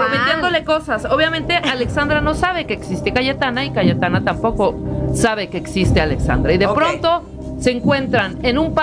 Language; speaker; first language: Spanish; native; Spanish